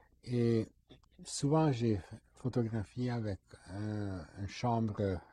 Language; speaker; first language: French; non-native, fluent; Hungarian